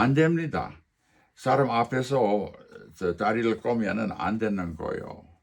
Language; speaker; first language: Korean; non-native, fluent; English